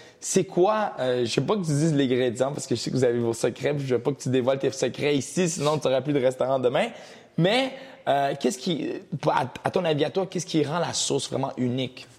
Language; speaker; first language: French; early bilingual, other home language; Portuguese